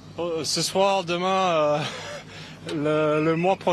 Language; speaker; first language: French; non-native, fluent; English